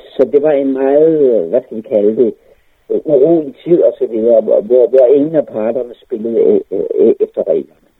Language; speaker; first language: Danish; native; Danish